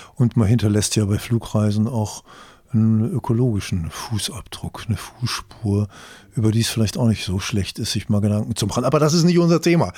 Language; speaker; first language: German; native; German